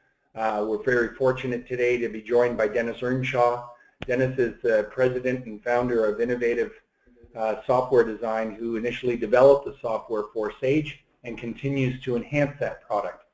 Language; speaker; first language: English; native; English